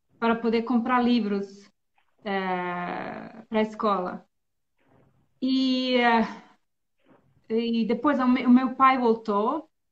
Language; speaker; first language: Portuguese; non-native, learner; Bosnian